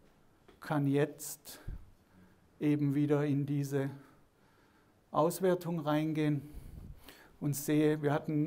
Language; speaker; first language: German; native; German